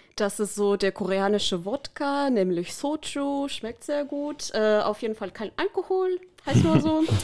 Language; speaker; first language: German; non-native, fluent; Korean